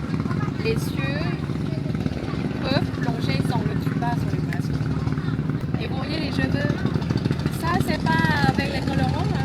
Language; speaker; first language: French; non-native, fluent; Thai